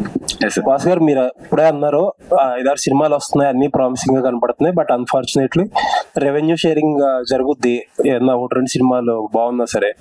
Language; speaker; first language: Telugu; native; Telugu